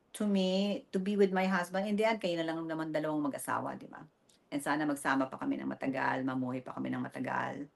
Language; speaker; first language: Filipino; native; Filipino